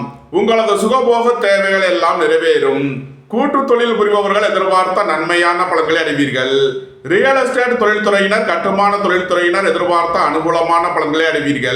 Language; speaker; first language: Tamil; native; Tamil